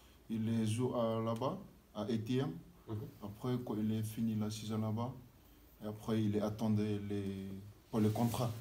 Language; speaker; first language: French; non-native, learner; Fijian